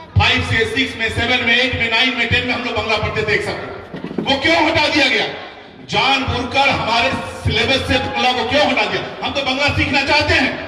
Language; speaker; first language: Hindi; native; Hindi